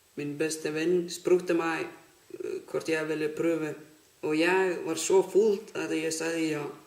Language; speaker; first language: Danish; non-native, learner; Icelandic